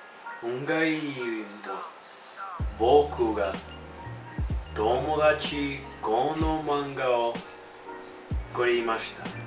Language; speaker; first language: Japanese; non-native, learner; English